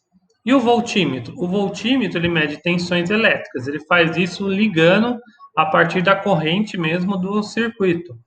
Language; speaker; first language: Portuguese; native; Portuguese